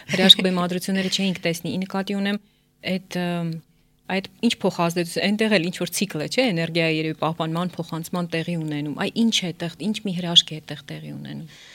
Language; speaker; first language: Armenian; native; Armenian